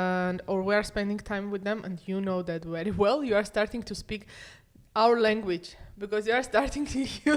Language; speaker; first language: English; non-native, fluent; Armenian